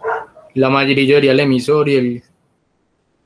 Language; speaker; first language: Spanish; native; Spanish